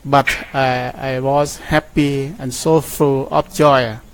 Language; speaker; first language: English; non-native, learner; Thai